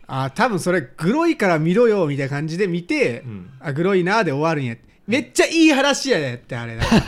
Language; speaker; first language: Japanese; native; Japanese